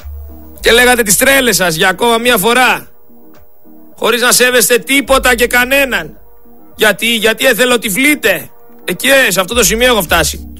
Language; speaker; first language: Greek; native; Greek